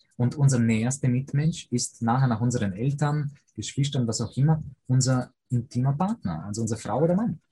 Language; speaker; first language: German; early bilingual, other home language; Polish